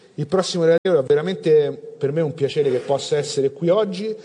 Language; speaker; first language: Italian; native; Italian